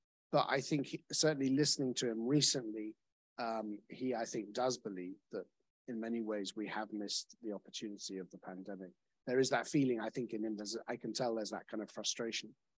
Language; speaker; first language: English; native; English